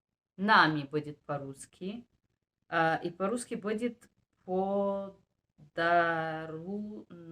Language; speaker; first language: Russian; non-native, fluent; Bulgarian